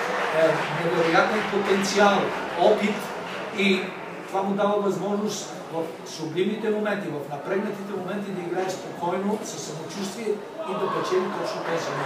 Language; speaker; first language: Bulgarian; native; Bulgarian